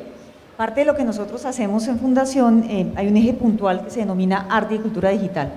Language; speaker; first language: Spanish; native; Spanish